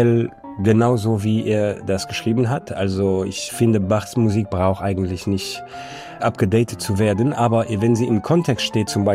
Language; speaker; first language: German; non-native, local second language; Luxembourgish